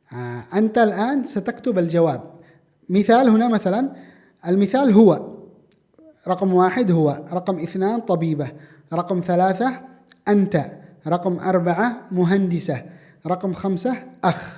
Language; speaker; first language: Arabic; non-native, fluent; Indonesian